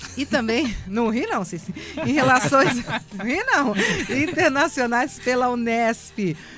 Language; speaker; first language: Portuguese; native; Portuguese